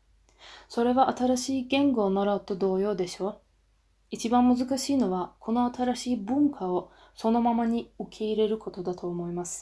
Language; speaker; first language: Japanese; non-native, fluent; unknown